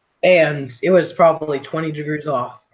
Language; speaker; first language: English; native; English